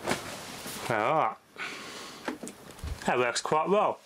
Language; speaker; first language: English; native; English